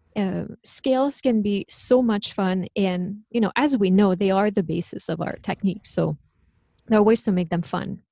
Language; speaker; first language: English; non-native, fluent; French